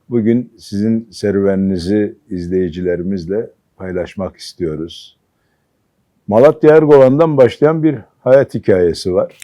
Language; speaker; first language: Turkish; native; Turkish